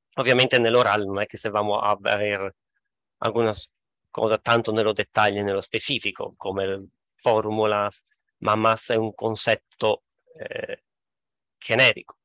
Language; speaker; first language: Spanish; non-native, fluent; Italian